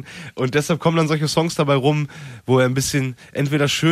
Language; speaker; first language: German; native; German